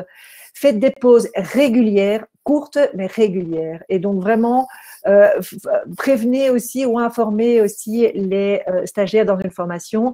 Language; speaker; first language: French; native; French